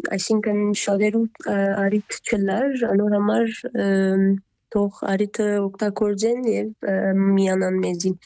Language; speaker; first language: Armenian; early bilingual, heritage; Armenian